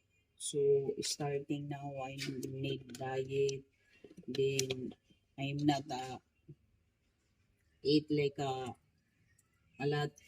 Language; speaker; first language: English; non-native, learner; Filipino